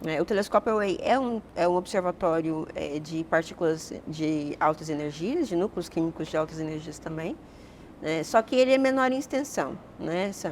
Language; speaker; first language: Portuguese; native; Portuguese